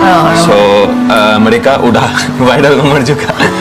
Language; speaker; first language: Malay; non-native, fluent; Hindi